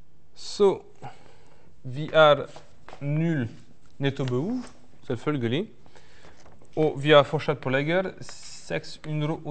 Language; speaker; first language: Norwegian; non-native, fluent; French